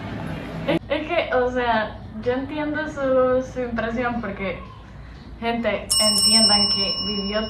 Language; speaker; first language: Spanish; native; Spanish